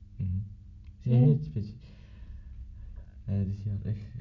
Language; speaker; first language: Dutch; non-native, learner; Arabic